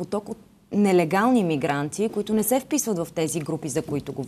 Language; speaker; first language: Bulgarian; native; Bulgarian